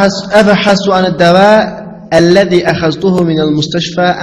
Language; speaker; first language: Arabic; non-native, fluent; Uzbek